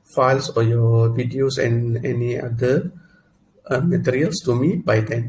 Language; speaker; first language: English; non-native, local second language; Malay